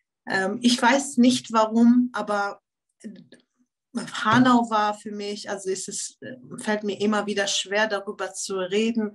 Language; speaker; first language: German; early bilingual, other home language; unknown